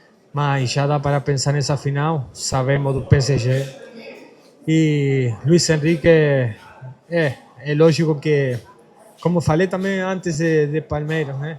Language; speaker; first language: Portuguese; non-native, fluent; Spanish